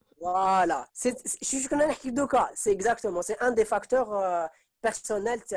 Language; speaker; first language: French; non-native, local second language; Arabic